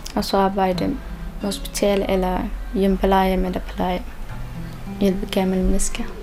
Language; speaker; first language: Danish; non-native, learner; Somali